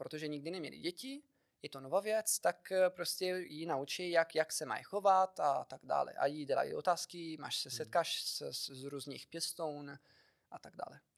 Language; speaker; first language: Czech; non-native, fluent; Italian